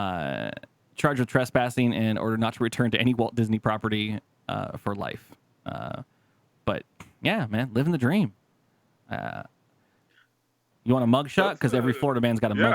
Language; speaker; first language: English; native; English